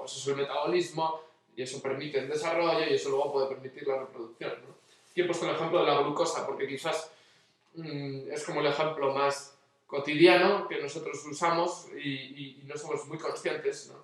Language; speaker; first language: Spanish; native; Spanish